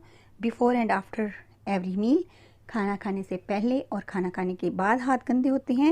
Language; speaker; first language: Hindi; native; Hindi